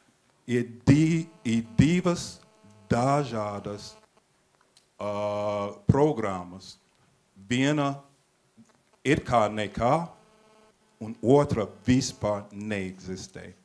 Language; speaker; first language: Latvian; non-native, fluent; English